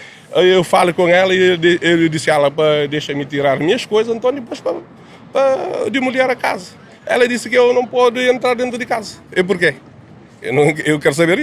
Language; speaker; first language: Portuguese; non-native, local second language; Kabuverdianu